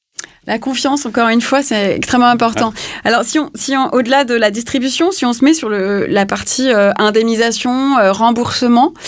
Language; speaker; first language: French; native; French